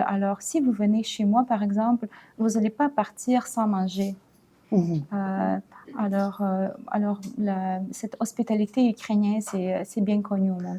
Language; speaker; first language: French; non-native, fluent; Ukrainian